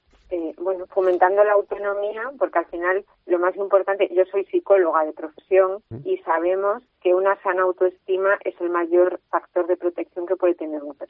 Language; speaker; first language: Spanish; native; Spanish